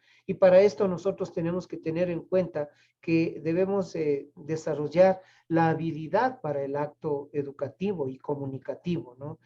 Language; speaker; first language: Spanish; native; Spanish